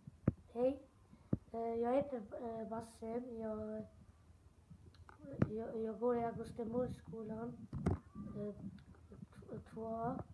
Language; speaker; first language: Swedish; early bilingual, other home language; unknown